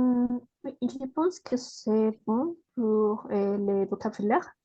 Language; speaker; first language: French; non-native, learner; Spanish